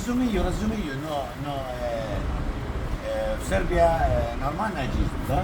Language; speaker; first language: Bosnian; non-native, learner; Arabic